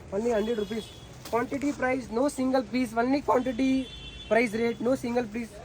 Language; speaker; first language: Hindi; non-native, local second language; Kannada